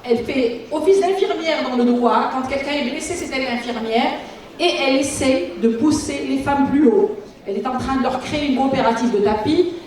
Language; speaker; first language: French; non-native, local second language; Arabic